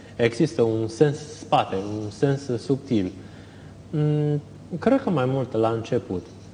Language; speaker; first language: Romanian; non-native, fluent; Chinese